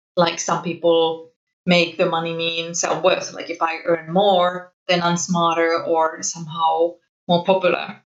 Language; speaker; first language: English; non-native, fluent; Finnish